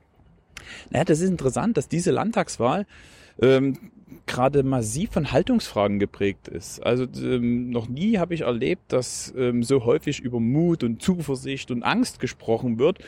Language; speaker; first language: German; native; German